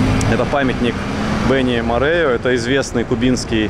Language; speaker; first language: Russian; native; Russian